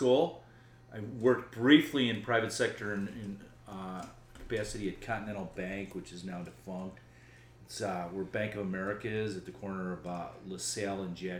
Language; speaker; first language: English; native; English